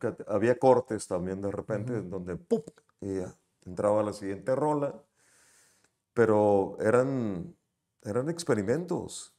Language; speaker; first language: Spanish; native; Spanish